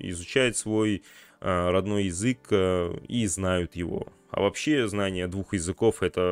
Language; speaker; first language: Russian; native; Russian